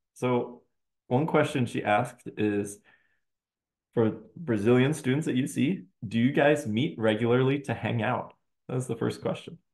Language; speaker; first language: English; native; English